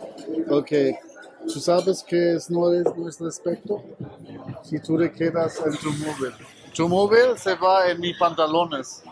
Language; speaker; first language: Spanish; non-native, learner; German